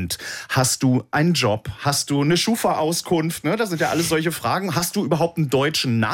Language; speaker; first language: German; native; German